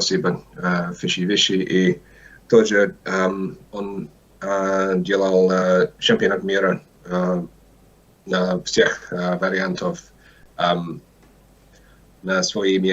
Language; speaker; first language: Russian; non-native, learner; English